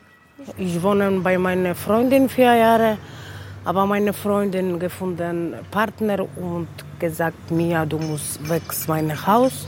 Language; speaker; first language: German; non-native, learner; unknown